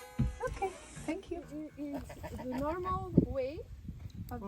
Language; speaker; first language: English; non-native, learner; Portuguese